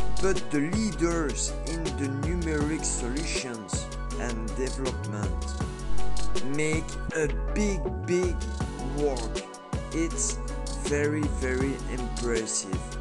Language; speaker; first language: English; non-native, learner; French